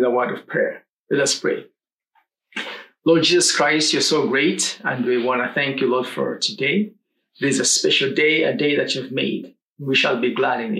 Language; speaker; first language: English; non-native, local second language; Swahili